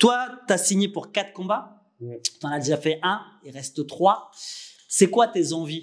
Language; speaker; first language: French; native; French